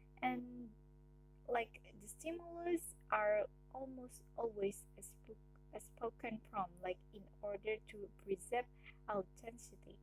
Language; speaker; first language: English; non-native, learner; Indonesian